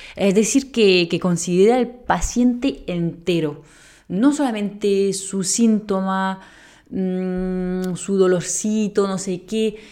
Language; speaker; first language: Spanish; non-native, fluent; French